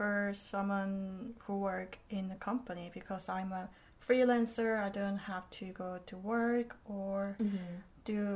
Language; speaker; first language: English; non-native, fluent; Korean